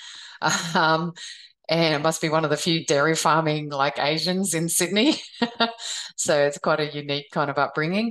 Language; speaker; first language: English; native; English